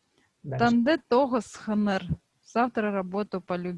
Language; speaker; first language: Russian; native; Russian